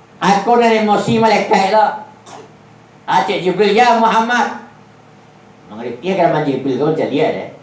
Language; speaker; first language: Malay; non-native, local second language; Minangkabau